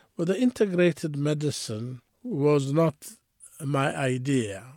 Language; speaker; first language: English; non-native, fluent; Tigrinya